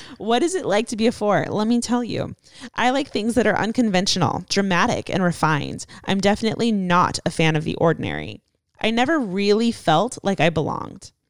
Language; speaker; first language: English; native; English